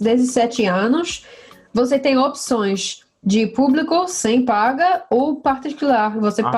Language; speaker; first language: Portuguese; non-native, fluent; English